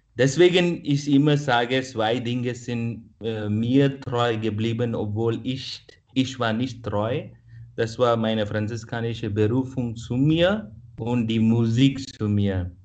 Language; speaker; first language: German; non-native, fluent; Kannada